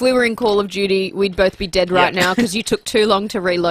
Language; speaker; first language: English; native; English